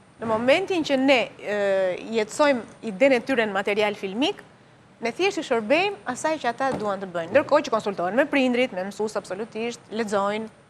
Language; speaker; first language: Albanian; native; Albanian